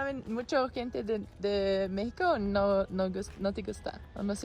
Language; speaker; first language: Spanish; non-native, learner; English